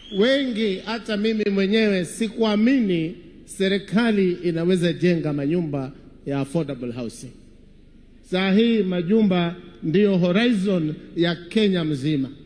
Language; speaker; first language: Swahili; non-native, local second language; Kikuyu